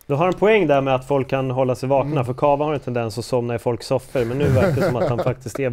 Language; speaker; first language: Swedish; native; Swedish